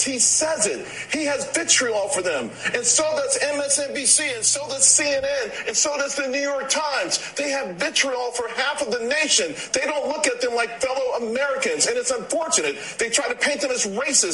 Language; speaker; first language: English; native; English